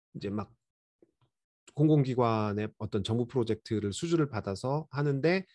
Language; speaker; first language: Korean; native; Korean